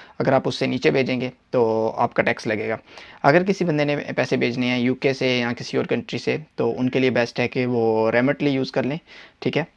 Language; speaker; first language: Hindi; non-native, local second language; Punjabi